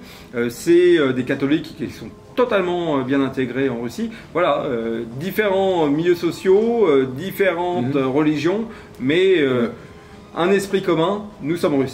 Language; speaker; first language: French; native; French